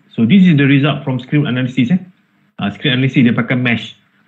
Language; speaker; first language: English; non-native, local second language; Malay